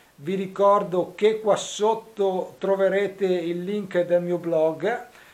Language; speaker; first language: Italian; native; Italian